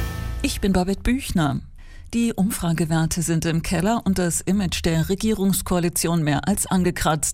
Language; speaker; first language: German; native; German